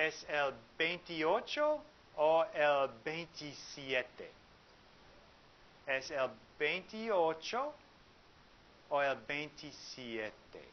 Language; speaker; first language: Spanish; non-native, fluent; English